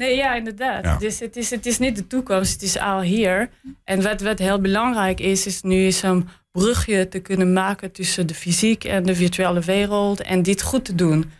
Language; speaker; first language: Dutch; non-native, learner; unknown